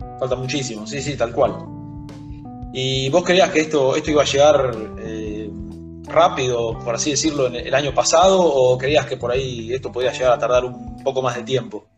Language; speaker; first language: Spanish; native; Spanish